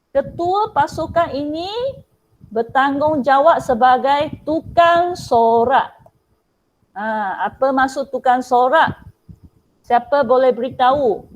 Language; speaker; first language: Malay; non-native, local second language; Chinese